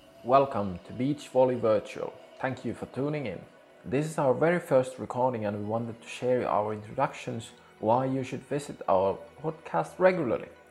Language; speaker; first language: English; non-native, fluent; Finnish